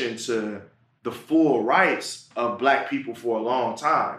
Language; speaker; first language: English; native; English